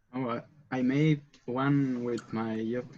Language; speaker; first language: English; non-native, learner; Spanish